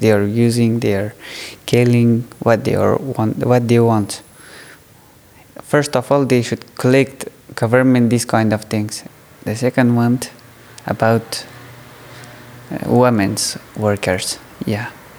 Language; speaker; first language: English; non-native, learner; Persian